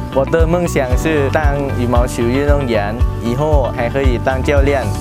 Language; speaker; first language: Chinese; non-native, learner; Lao